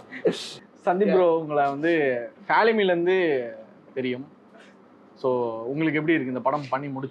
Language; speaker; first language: Tamil; native; Tamil